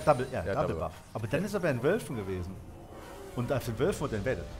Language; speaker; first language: German; native; German